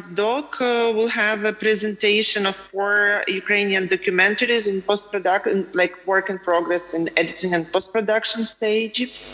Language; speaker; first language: English; non-native, fluent; Ukrainian